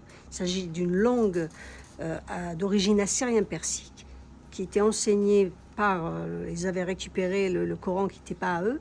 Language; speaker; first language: French; non-native, local second language; Kabyle